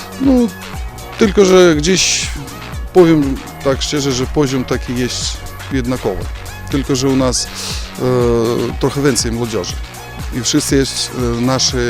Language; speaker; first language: Polish; non-native, learner; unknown